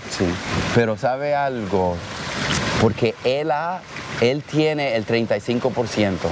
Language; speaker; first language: Spanish; early bilingual, heritage; Spanish